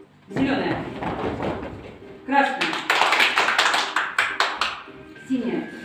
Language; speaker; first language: Russian; native; Russian